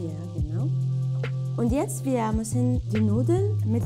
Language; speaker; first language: German; non-native, learner; Arabic